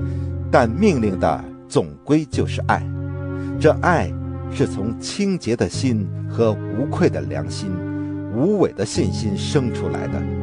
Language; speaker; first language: Chinese; native; Chinese